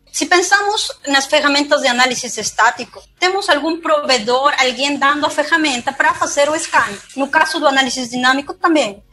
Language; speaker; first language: Portuguese; non-native, fluent; Spanish